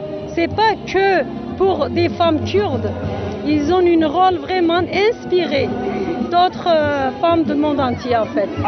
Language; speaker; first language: French; non-native, learner; Kurdish